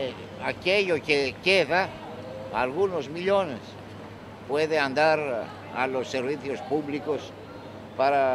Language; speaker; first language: Spanish; non-native, fluent; Greek